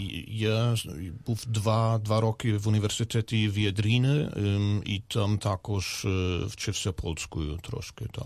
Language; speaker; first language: Ukrainian; non-native, learner; German